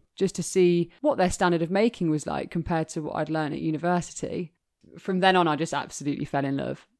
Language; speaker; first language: English; native; English